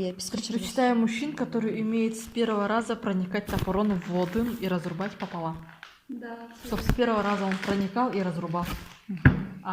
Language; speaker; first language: Russian; non-native, local second language; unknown